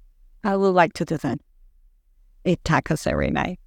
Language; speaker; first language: English; non-native, fluent; Spanish